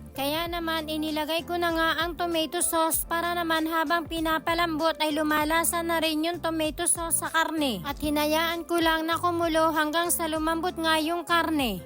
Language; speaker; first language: Filipino; native; Filipino